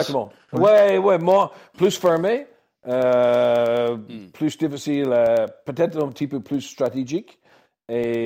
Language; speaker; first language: French; non-native, learner; English